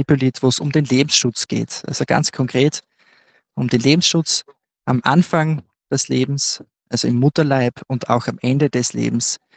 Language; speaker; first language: German; native; German